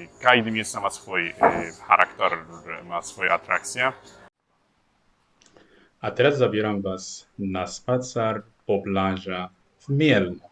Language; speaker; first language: Polish; non-native, learner; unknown